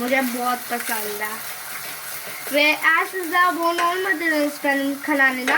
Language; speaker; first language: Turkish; non-native, learner; Hindi